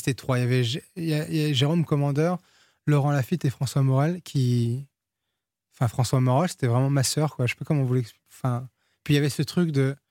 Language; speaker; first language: French; early bilingual, other home language; Portuguese